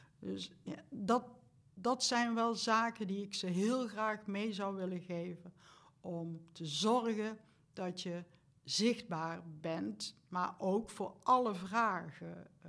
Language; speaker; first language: Dutch; native; Dutch